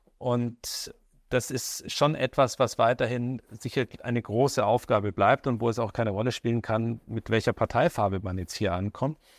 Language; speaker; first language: German; native; German